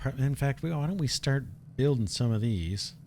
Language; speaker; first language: English; native; English